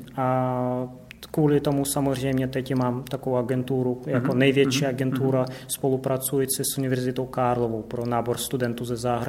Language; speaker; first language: Czech; non-native, fluent; Russian